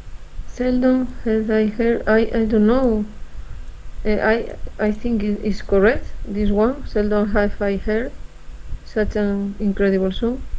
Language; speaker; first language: English; non-native, learner; Spanish